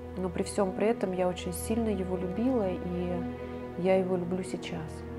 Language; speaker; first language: Russian; native; Russian